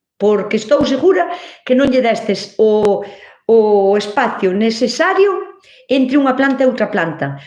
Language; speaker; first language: Galician; native; Galician